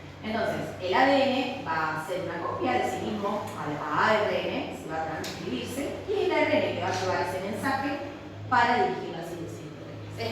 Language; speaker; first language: Spanish; native; Spanish